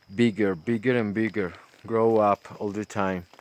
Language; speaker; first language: English; non-native, learner; Spanish